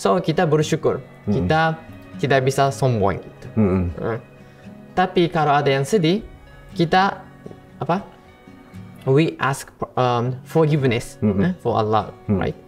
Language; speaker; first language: Indonesian; non-native, fluent; Japanese